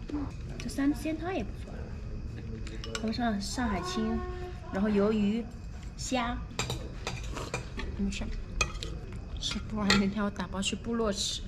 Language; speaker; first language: Chinese; native; Chinese